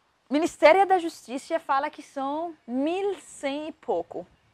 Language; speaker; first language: Portuguese; non-native, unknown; Arabic